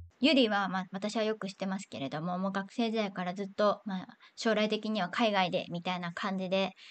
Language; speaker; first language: Japanese; native; Japanese